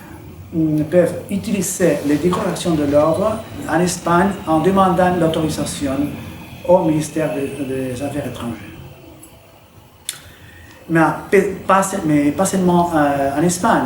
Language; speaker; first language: French; non-native, fluent; Spanish